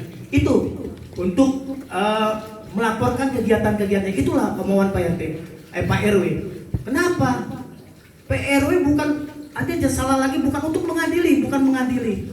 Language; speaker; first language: Indonesian; native; Indonesian